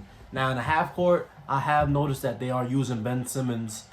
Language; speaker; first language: English; native; English